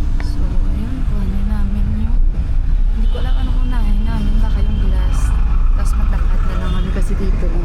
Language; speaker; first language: Filipino; native; Filipino